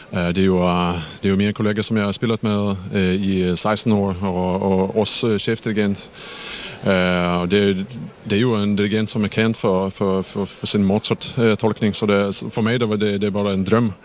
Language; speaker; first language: Danish; non-native, fluent; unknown